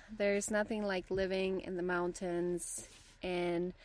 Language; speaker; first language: English; non-native, fluent; Spanish